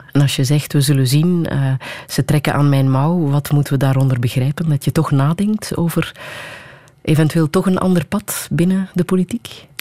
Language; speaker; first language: Dutch; native; Dutch